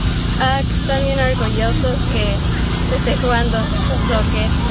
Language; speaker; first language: Spanish; early bilingual, other home language; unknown